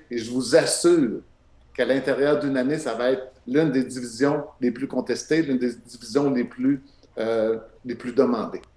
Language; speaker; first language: French; native; French